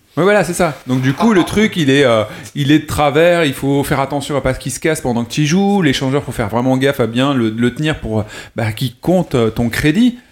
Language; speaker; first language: French; non-native, local second language; Arabic